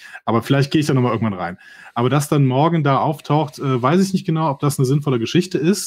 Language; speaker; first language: German; native; German